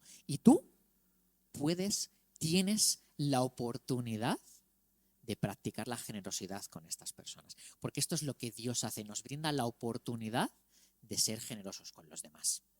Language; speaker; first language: Spanish; native; Spanish